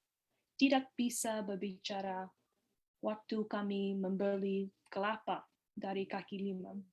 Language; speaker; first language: Indonesian; non-native, learner; English